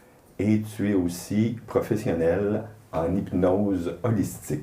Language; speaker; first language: French; native; French